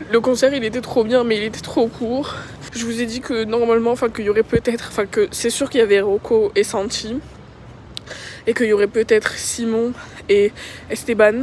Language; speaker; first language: French; native; French